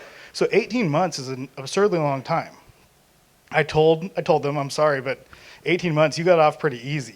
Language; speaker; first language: English; native; English